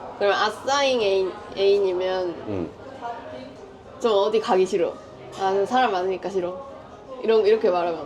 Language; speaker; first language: Korean; non-native, fluent; Japanese